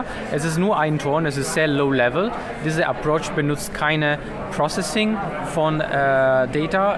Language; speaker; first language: German; non-native, learner; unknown